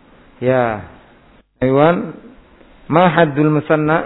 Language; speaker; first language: Arabic; non-native, fluent; Indonesian